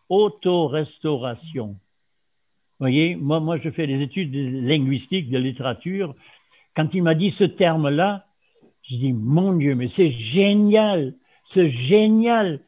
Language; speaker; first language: French; non-native, fluent; German